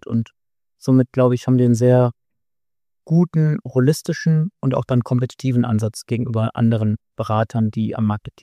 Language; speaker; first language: German; native; German